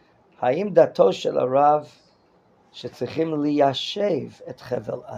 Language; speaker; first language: Hebrew; non-native, fluent; English